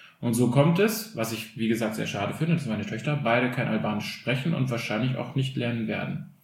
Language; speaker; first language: German; early bilingual, other home language; Albanian